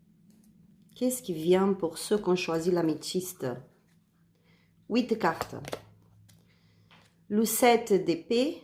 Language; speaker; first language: French; non-native, learner; Spanish